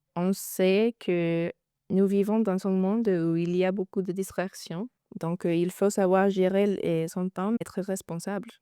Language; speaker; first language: French; non-native, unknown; Spanish